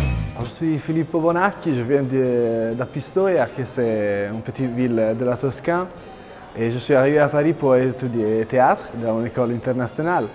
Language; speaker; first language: French; non-native, learner; Italian